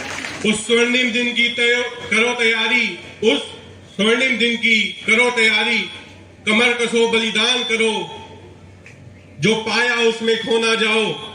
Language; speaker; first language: Hindi; native; Hindi